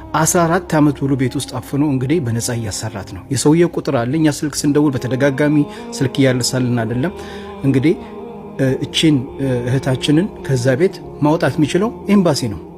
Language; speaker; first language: Amharic; native; Amharic